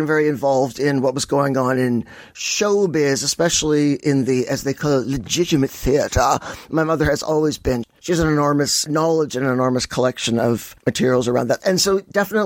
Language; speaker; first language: English; native; English